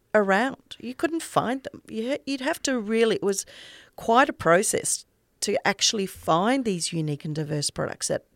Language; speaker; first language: English; native; English